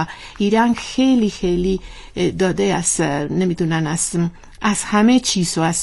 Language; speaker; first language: Persian; non-native, learner; Spanish